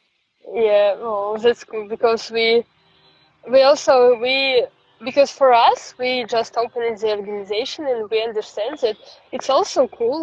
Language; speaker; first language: English; non-native, fluent; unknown